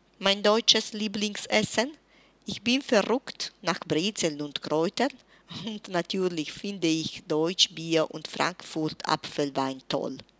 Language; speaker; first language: German; non-native, fluent; Italian